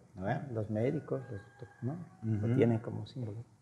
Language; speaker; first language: Spanish; native; Spanish